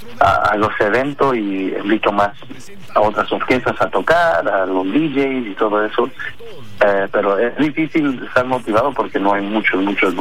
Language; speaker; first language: Spanish; early bilingual, heritage; Spanish